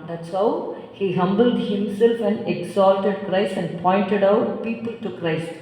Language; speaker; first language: English; non-native, local second language; Tamil